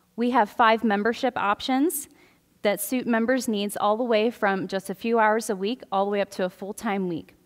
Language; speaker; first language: English; native; English